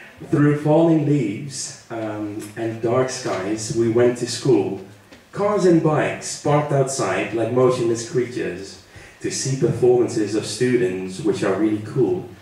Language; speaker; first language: English; non-native, fluent; Dutch